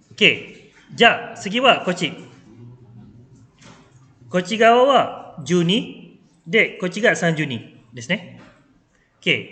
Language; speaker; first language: Japanese; non-native, fluent; Malay